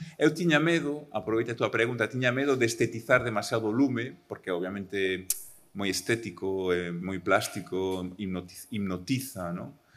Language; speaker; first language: Galician; early bilingual, heritage; Galician